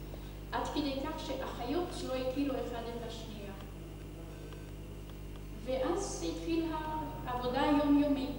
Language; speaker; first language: Hebrew; non-native, fluent; Hungarian